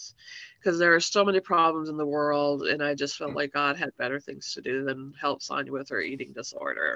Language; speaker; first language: English; native; English